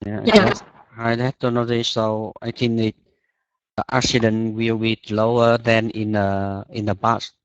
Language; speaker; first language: English; non-native, learner; Vietnamese